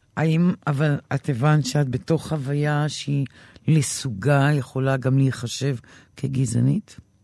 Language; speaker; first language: Hebrew; native; Hebrew